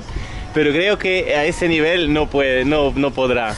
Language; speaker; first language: Spanish; non-native, fluent; Dutch